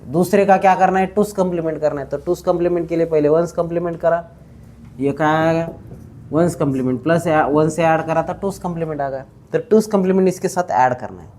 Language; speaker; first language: Hindi; non-native, local second language; Marathi